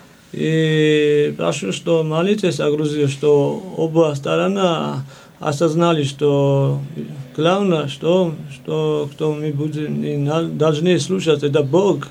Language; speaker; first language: Russian; non-native, fluent; Georgian